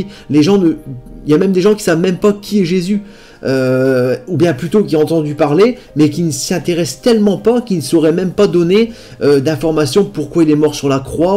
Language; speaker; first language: French; native; French